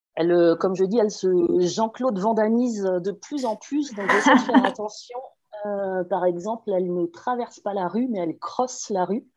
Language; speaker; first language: French; native; French